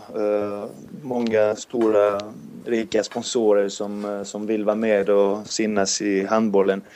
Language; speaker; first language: Swedish; non-native, fluent; Serbian